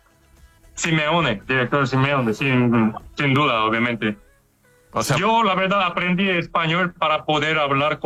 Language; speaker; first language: Spanish; non-native, fluent; Korean